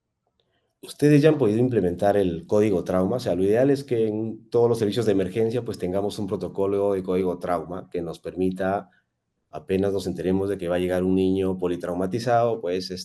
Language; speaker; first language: Spanish; native; Spanish